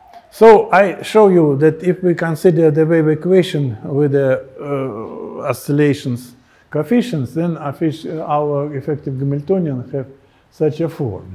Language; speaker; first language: English; non-native, fluent; Russian